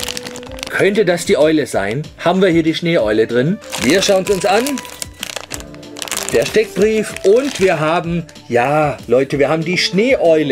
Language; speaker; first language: German; native; German